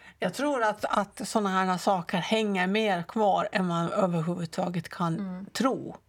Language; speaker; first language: Swedish; native; Swedish